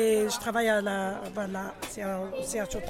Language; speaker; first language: French; non-native, learner; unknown